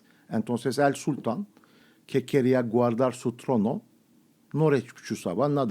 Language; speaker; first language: Spanish; non-native, fluent; Turkish